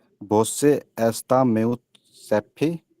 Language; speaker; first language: Portuguese; non-native, learner; Hindi